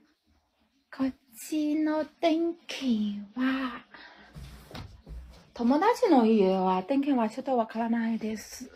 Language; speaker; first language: Japanese; non-native, learner; Chinese